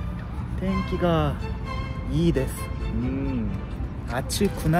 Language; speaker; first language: Japanese; non-native, learner; Korean